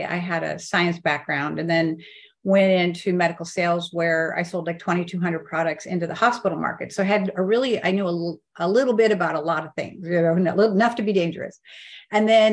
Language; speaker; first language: English; native; English